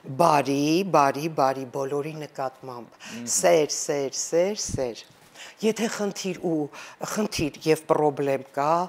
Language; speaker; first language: Armenian; native; Armenian